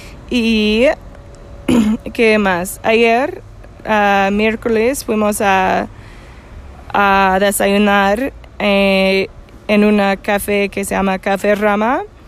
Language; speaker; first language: Spanish; non-native, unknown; English